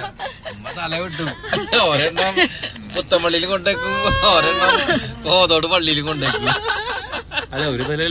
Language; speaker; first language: Malayalam; native; Malayalam